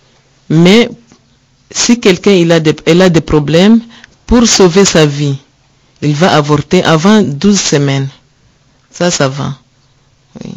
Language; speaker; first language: French; non-native, learner; Rundi